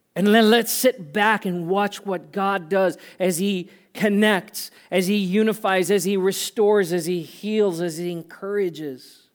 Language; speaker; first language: English; native; English